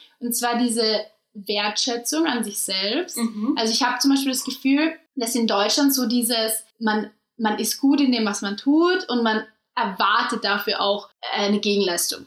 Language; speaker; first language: German; native; German